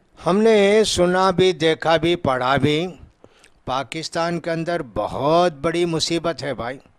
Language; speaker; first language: Urdu; native; Urdu